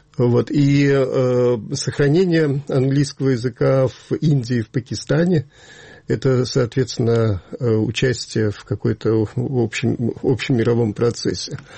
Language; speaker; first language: Russian; native; Russian